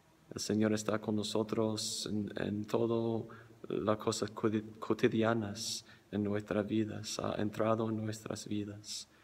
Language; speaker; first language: Spanish; non-native, fluent; English